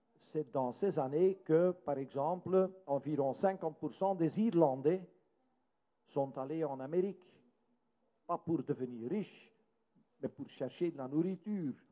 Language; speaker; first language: French; non-native, local second language; Dutch